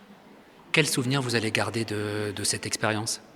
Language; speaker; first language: French; native; French